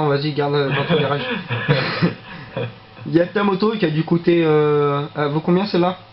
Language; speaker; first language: French; native; French